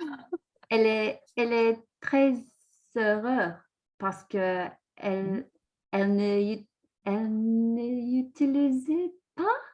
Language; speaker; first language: French; non-native, learner; English